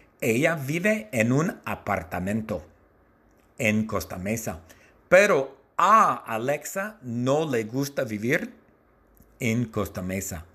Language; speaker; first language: Spanish; non-native, learner; English